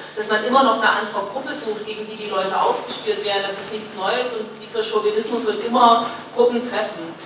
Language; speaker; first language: German; native; German